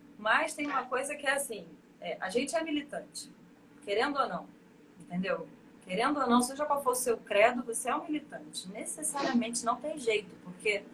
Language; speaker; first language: Portuguese; native; Portuguese